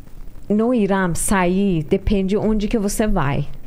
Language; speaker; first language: Portuguese; non-native, learner; Persian